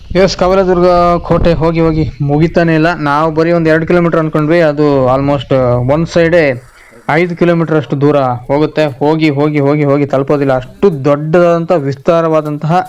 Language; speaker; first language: Kannada; native; Kannada